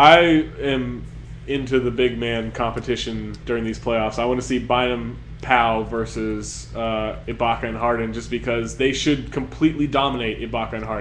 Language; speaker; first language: English; native; English